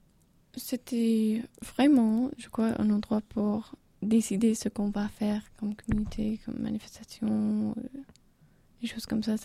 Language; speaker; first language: French; non-native, learner; English